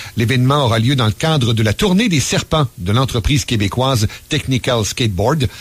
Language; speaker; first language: French; native; French